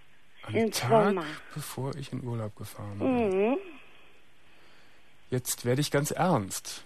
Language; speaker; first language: German; native; German